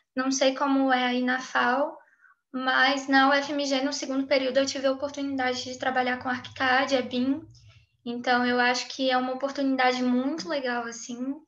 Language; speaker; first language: Portuguese; native; Portuguese